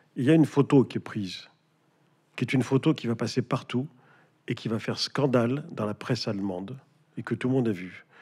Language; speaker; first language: French; native; French